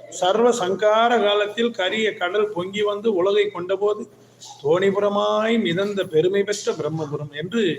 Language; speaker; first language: Tamil; native; Tamil